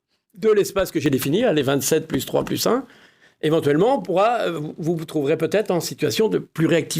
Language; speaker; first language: French; native; French